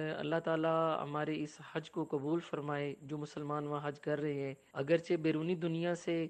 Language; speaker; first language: Urdu; non-native, local second language; Punjabi